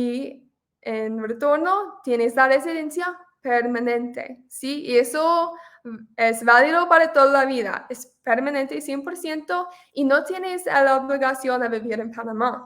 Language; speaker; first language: Spanish; non-native, fluent; English